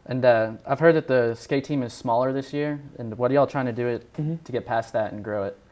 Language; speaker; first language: English; native; English